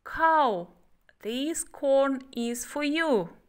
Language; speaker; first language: English; non-native, fluent; Kazakh